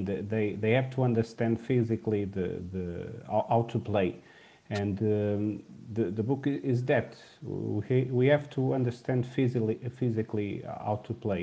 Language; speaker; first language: English; non-native, learner; Portuguese